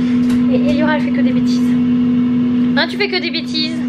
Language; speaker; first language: French; native; French